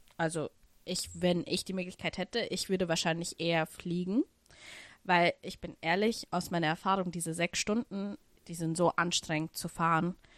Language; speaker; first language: German; early bilingual, other home language; Russian